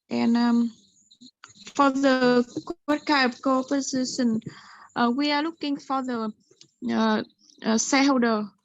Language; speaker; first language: English; non-native, learner; Vietnamese